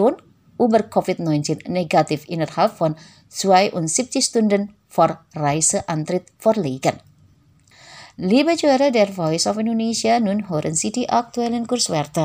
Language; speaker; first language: German; non-native, fluent; Indonesian